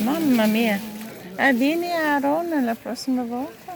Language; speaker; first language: Italian; non-native, learner; English